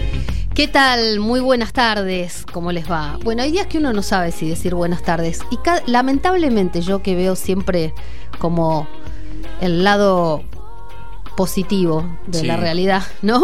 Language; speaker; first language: Spanish; native; Spanish